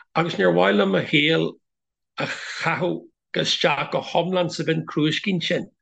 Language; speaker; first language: Irish; non-native, local second language; English